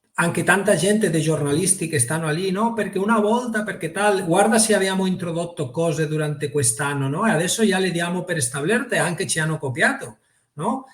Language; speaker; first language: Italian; non-native, fluent; Spanish